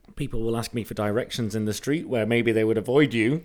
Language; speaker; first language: English; native; English